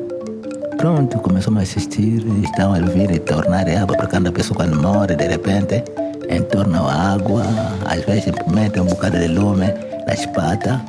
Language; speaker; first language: Portuguese; non-native, local second language; Kongo